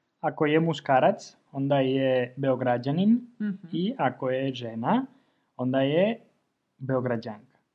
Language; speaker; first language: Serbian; non-native, fluent; Spanish